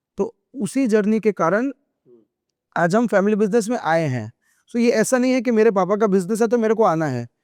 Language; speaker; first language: Hindi; non-native, local second language; Gujarati